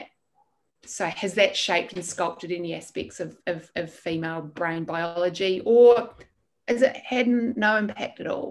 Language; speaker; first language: English; native; English